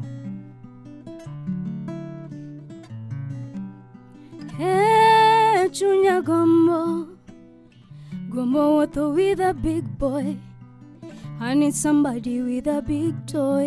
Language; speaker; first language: English; non-native, local second language; Luo (Kenya and Tanzania)